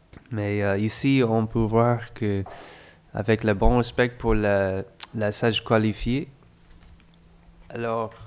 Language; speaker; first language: French; non-native, fluent; English